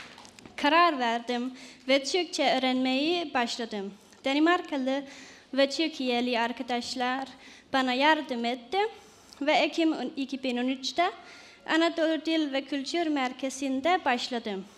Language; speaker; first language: Turkish; non-native, learner; Danish